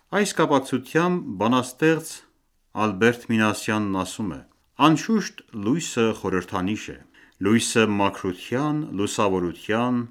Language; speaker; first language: Armenian; early bilingual, heritage; Armenian